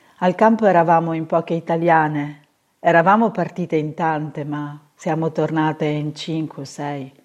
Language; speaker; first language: Italian; native; Italian